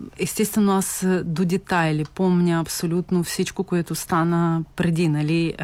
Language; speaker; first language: Bulgarian; early bilingual, heritage; Bulgarian